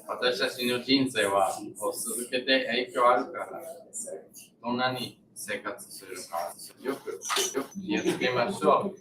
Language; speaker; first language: Japanese; non-native, learner; English